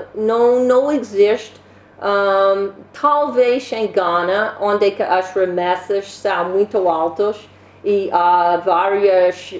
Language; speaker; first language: Portuguese; non-native, learner; English